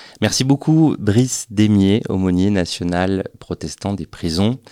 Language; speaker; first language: French; native; French